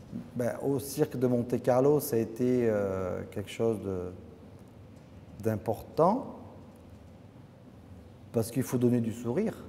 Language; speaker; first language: French; native; French